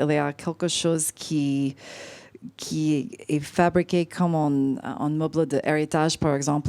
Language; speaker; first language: French; non-native, fluent; English